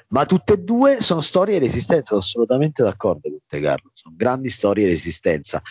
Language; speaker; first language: Italian; native; Italian